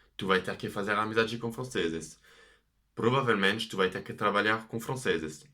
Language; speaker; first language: Portuguese; non-native, fluent; French